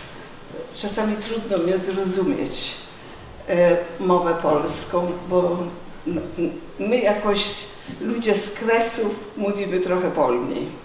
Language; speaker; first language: Polish; early bilingual, heritage; Polish